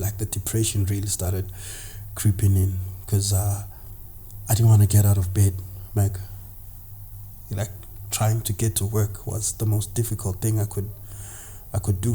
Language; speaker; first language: English; non-native, local second language; Zulu